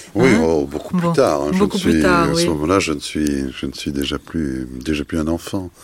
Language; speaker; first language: French; native; French